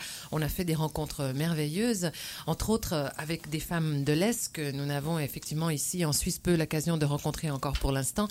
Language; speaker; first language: French; native; French